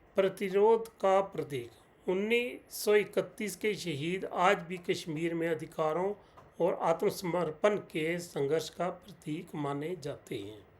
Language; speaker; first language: Hindi; non-native, local second language; Punjabi